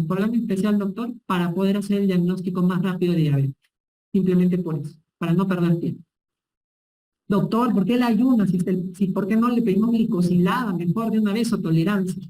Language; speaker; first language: Spanish; native; Spanish